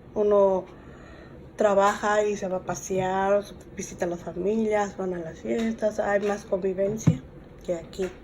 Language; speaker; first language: Spanish; native; Spanish